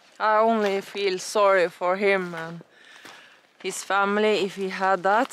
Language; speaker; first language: English; non-native, learner; Norwegian